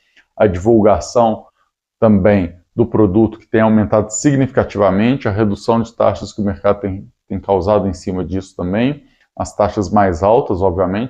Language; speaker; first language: Portuguese; native; Portuguese